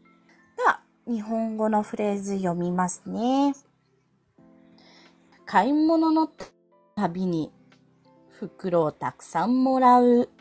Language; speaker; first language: Japanese; non-native, fluent; Filipino